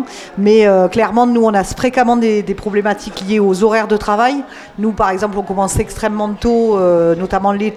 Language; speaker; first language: French; native; French